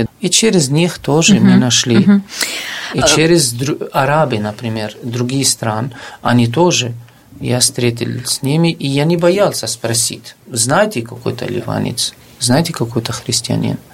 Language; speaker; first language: Russian; non-native, fluent; Arabic